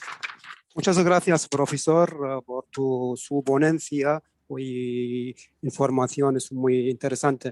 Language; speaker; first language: Spanish; non-native, learner; Arabic